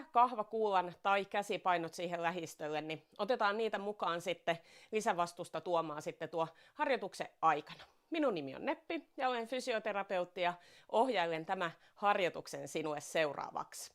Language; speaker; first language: Finnish; native; Finnish